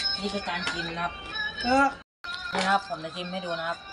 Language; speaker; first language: Thai; native; Thai